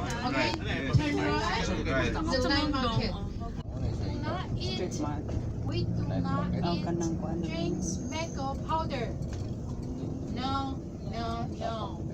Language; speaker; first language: English; non-native, learner; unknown